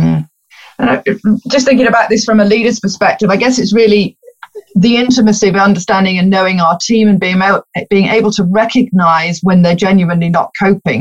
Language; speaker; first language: English; native; English